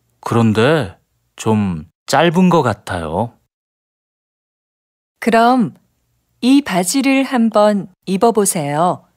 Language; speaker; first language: Korean; non-native, fluent; Arabic